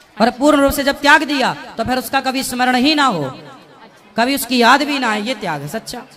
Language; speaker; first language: Hindi; native; Hindi